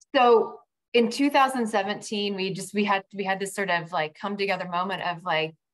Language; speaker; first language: English; native; English